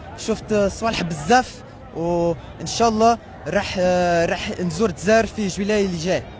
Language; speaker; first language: Arabic; non-native, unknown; English